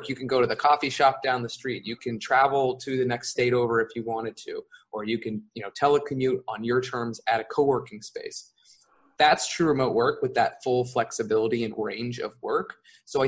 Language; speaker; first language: English; native; English